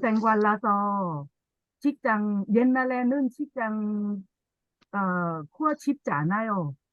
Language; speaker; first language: Korean; non-native, learner; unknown